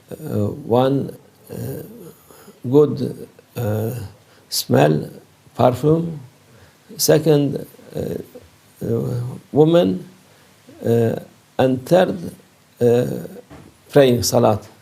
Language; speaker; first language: English; non-native, learner; Turkish